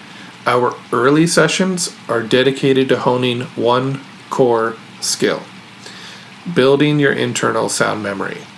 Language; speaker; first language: English; native; English